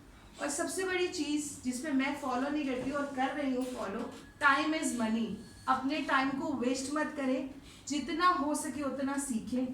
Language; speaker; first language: Urdu; non-native, local second language; Gujarati